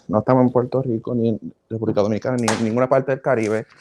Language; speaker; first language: Spanish; early bilingual, other home language; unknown